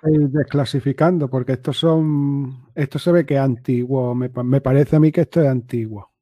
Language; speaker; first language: Spanish; native; Spanish